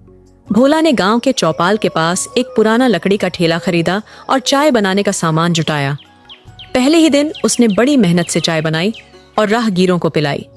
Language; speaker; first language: Hindi; native; Hindi